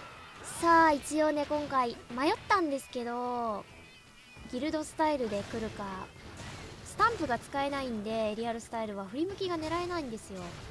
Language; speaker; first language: Japanese; native; Japanese